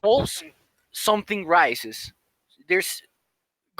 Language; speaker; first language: English; non-native, fluent; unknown